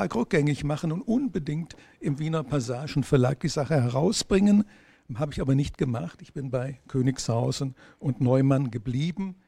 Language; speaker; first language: German; native; German